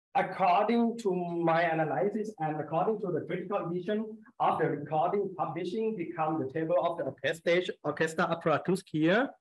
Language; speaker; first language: English; non-native, learner; Thai